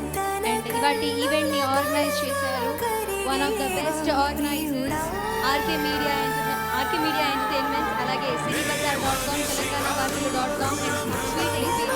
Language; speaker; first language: Telugu; native; Telugu